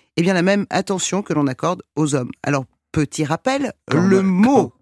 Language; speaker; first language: French; non-native, fluent; Persian